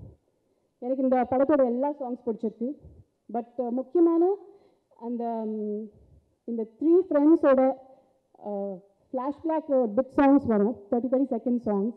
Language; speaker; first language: Tamil; non-native, fluent; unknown